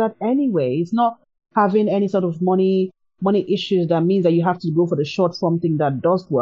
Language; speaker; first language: English; non-native, local second language; Igbo